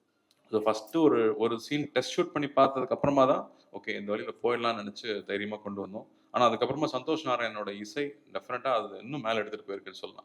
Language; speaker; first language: Tamil; native; Tamil